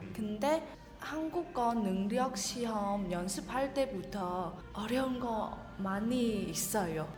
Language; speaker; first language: Korean; non-native, learner; Vietnamese